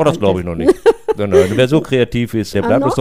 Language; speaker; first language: German; native; German